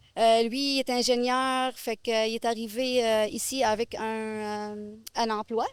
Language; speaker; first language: French; non-native, local second language; Arabic